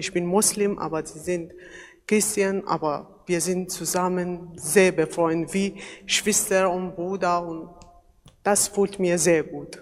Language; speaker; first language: German; non-native, learner; Persian